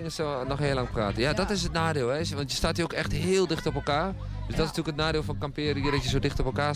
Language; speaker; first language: Dutch; native; Dutch